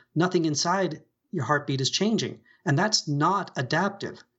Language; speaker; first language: English; native; English